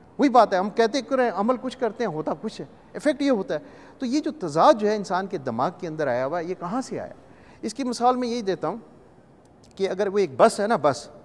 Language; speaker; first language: Urdu; non-native, local second language; Punjabi